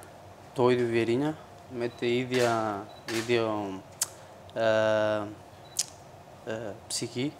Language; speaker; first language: Greek; non-native, fluent; Portuguese